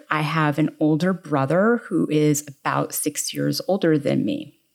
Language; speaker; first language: English; native; English